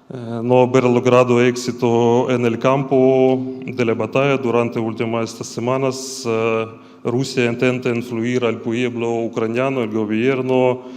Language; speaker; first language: Spanish; non-native, fluent; Ukrainian